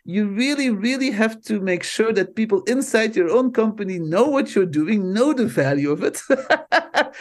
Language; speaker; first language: English; non-native, fluent; Dutch